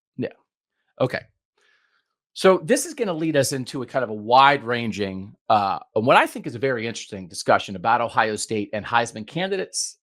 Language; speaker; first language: English; native; English